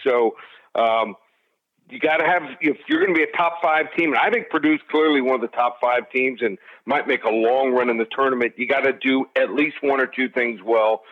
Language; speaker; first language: English; native; English